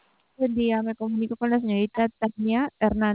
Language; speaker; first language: Spanish; native; Spanish